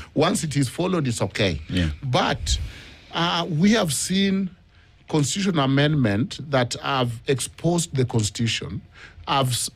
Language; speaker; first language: English; non-native, local second language; Luo (Kenya and Tanzania)